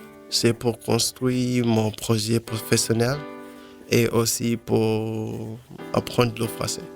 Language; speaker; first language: French; non-native, learner; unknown